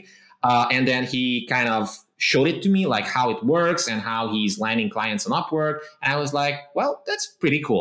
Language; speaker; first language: English; non-native, fluent; Romanian